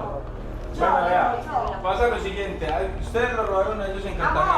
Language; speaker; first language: Spanish; native; Spanish